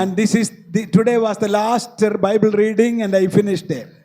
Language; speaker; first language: English; non-native, local second language; Malayalam